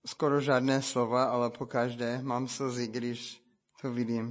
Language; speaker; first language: Czech; non-native, fluent; English